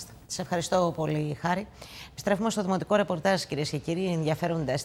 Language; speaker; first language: Greek; native; Greek